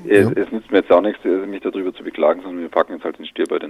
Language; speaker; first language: German; native; German